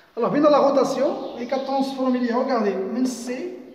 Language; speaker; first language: French; non-native, local second language; Arabic